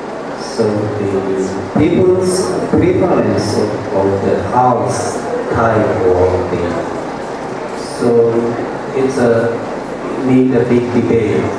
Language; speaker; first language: English; non-native, learner; Japanese